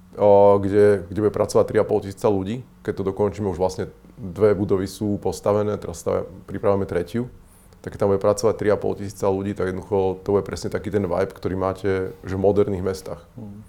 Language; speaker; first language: Slovak; native; Slovak